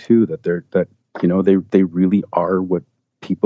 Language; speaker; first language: English; native; English